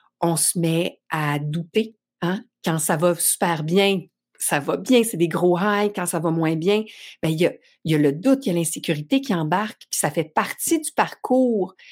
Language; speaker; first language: French; native; French